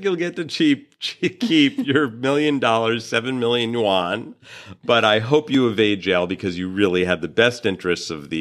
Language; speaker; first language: English; native; English